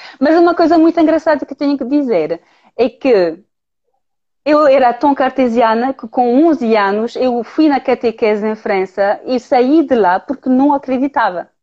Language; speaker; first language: Portuguese; non-native, fluent; French